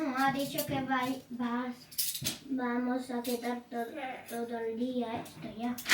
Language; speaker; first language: Spanish; early bilingual, other home language; Filipino